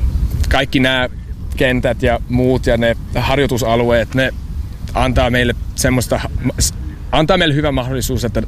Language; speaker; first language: Finnish; non-native, fluent; English